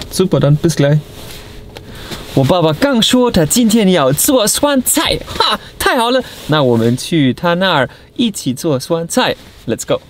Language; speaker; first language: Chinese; non-native, fluent; German